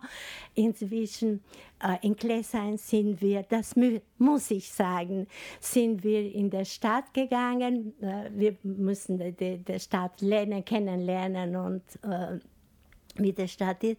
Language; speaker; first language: German; non-native, fluent; Albanian